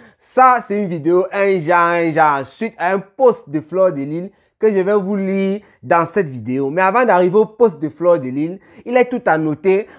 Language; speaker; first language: French; native; French